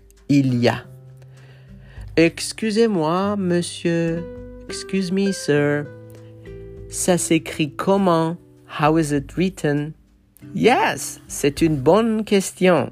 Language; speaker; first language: French; non-native, fluent; Persian